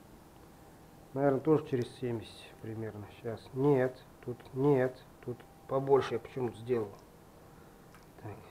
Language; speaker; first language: Russian; native; Russian